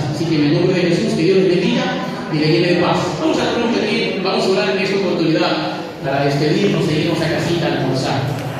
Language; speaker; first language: Spanish; native; Spanish